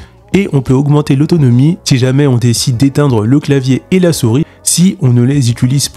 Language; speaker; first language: French; native; French